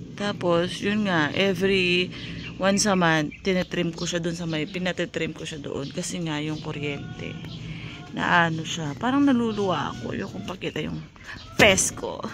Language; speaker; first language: Filipino; non-native, local second language; Pampanga